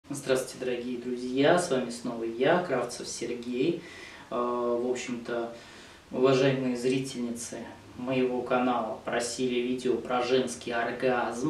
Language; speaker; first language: Russian; native; Russian